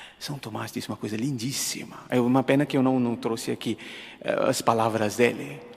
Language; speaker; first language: Portuguese; non-native, fluent; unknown